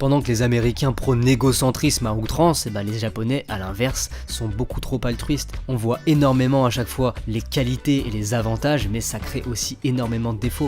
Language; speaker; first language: French; native; French